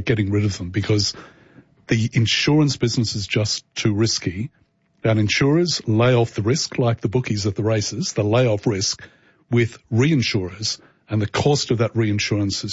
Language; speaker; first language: English; native; English